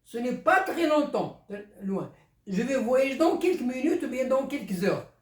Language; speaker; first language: French; non-native, local second language; Arabic